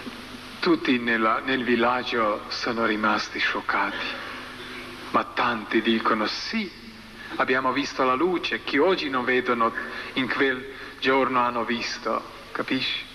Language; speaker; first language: Italian; non-native, fluent; Croatian